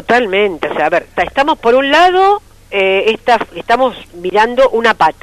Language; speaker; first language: Spanish; native; Spanish